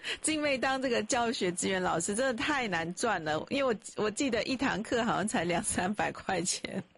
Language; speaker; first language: Chinese; native; Chinese